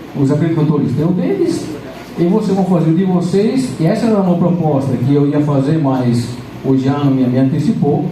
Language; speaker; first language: Portuguese; non-native, fluent; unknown